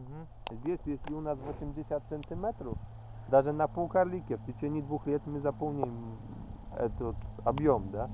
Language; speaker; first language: Russian; non-native, fluent; Polish